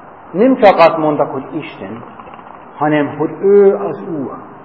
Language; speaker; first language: Hungarian; non-native, fluent; English